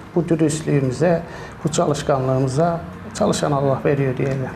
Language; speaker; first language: Turkish; native; Turkish